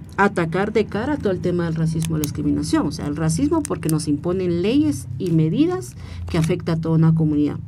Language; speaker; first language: Spanish; non-native, local second language; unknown